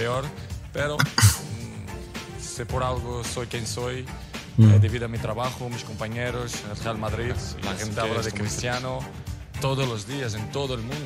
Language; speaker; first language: Spanish; non-native, fluent; Portuguese